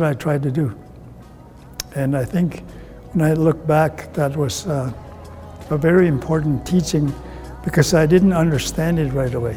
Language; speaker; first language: English; non-native, fluent; Cree